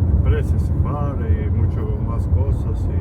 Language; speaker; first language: Spanish; non-native, learner; Latvian